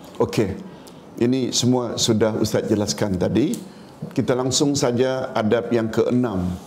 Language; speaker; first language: Malay; native; Malay